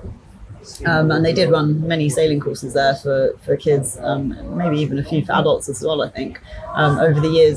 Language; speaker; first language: English; native; English